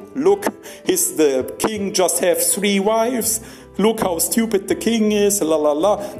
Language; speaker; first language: English; non-native, fluent; German